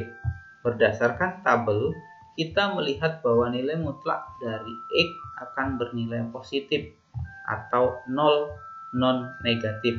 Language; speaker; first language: Indonesian; native; Indonesian